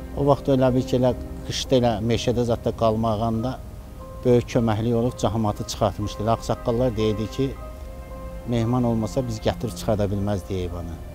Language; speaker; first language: Azerbaijani; native; Azerbaijani